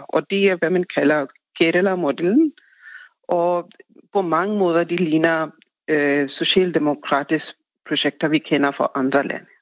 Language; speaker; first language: Danish; non-native, fluent; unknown